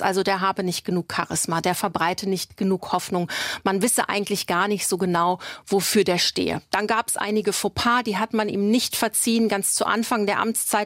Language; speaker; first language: German; native; German